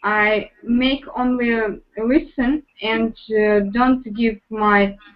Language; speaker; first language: English; non-native, learner; Russian